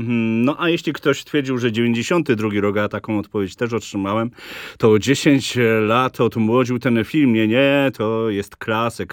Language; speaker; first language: Polish; native; Polish